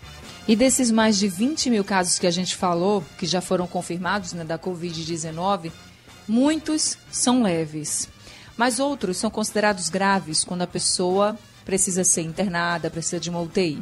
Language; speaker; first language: Portuguese; native; Portuguese